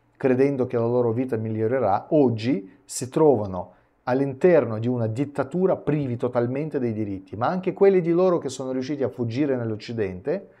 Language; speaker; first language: Italian; non-native, fluent; Russian